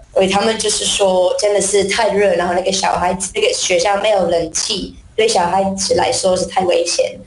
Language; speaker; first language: Chinese; non-native, fluent; English